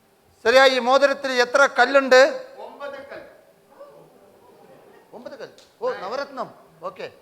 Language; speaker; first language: Malayalam; non-native, local second language; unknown